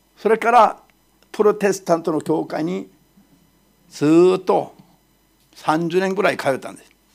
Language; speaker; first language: Japanese; non-native, fluent; Korean